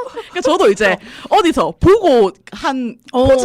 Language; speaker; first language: Korean; native; Korean